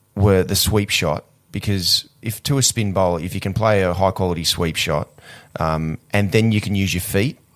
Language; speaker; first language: English; native; English